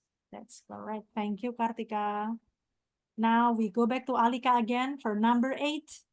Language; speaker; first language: English; non-native, fluent; Indonesian